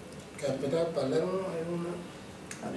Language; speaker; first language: Spanish; non-native, local second language; Wolof